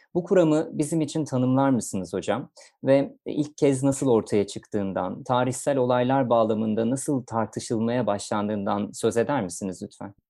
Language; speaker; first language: Turkish; native; Turkish